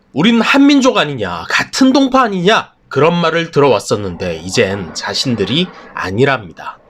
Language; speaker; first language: Korean; native; Korean